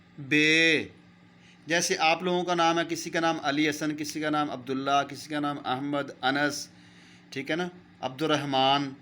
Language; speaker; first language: Urdu; non-native, local second language; Punjabi